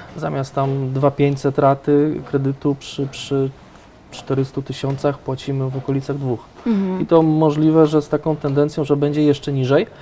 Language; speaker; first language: Polish; native; Polish